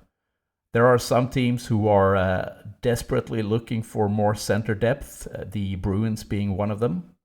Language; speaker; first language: English; non-native, fluent; Swedish